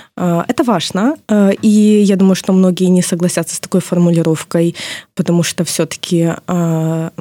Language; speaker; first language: Russian; non-native, local second language; Ukrainian